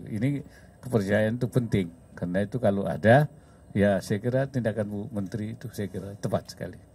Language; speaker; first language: Indonesian; native; Indonesian